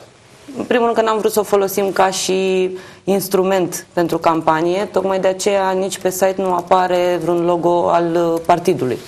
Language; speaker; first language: Romanian; native; Romanian